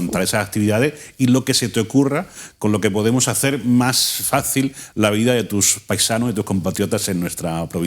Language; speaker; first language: Spanish; native; Spanish